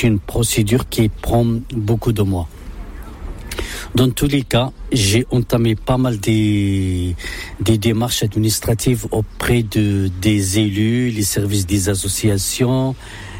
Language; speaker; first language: French; non-native, local second language; Arabic